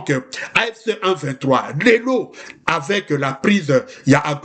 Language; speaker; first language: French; non-native, local second language; Lingala